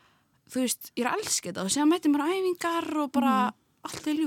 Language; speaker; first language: Icelandic; native; Icelandic